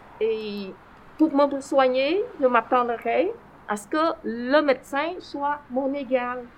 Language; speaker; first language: French; non-native, fluent; Vietnamese